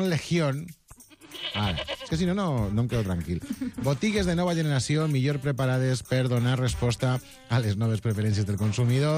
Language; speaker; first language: Catalan; native; Catalan